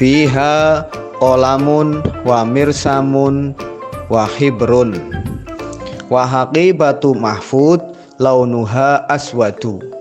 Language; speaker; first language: Arabic; non-native, fluent; Indonesian